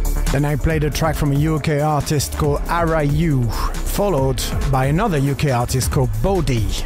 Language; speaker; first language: English; non-native, fluent; French